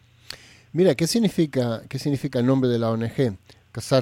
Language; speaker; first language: Spanish; native; Spanish